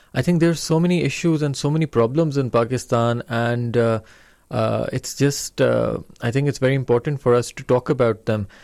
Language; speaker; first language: English; non-native, local second language; Urdu